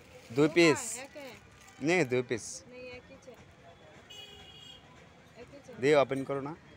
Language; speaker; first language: Hindi; non-native, learner; Bangla